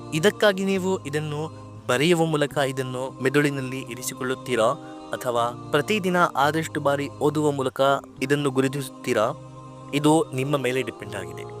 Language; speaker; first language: Kannada; non-native, local second language; Urdu